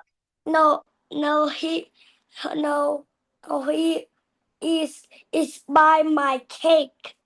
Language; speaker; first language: English; non-native, learner; Vietnamese